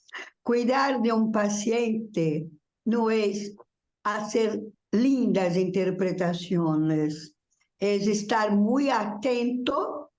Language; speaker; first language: Spanish; non-native, learner; Portuguese